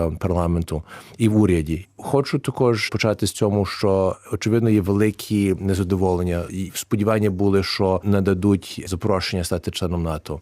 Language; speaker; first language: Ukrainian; early bilingual, heritage; Ukrainian